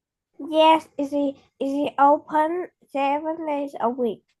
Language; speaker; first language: English; non-native, learner; Vietnamese